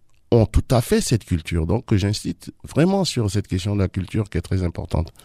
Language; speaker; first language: French; non-native, local second language; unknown